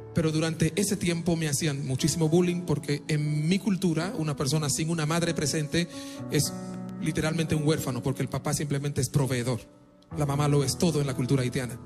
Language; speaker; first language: Spanish; non-native, fluent; Haitian Creole